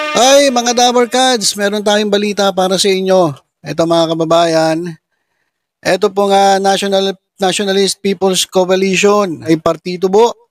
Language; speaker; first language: Filipino; native; Filipino